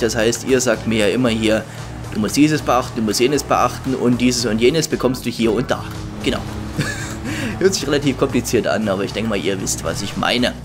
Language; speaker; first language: German; native; German